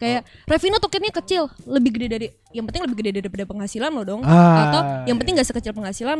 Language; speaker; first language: Indonesian; native; Indonesian